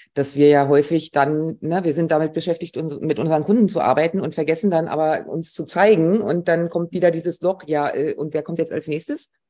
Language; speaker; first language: German; native; German